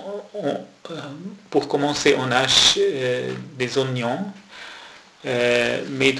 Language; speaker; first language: French; non-native, local second language; German